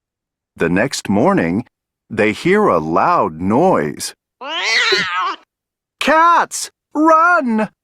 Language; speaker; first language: English; non-native, learner; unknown